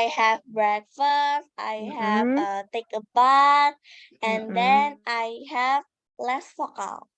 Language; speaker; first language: English; non-native, learner; Indonesian